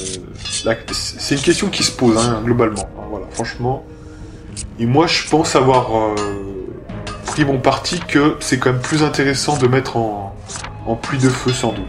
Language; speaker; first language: French; native; French